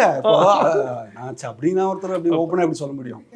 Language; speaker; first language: Tamil; native; Tamil